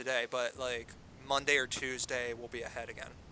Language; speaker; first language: English; native; English